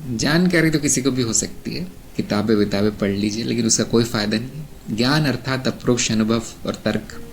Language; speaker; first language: Hindi; non-native, local second language; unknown